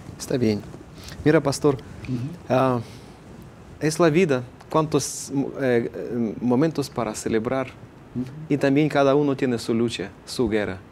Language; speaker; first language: Spanish; non-native, fluent; Ukrainian